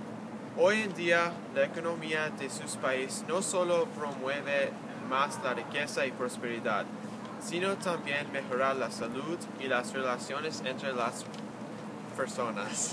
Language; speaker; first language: Spanish; non-native, learner; English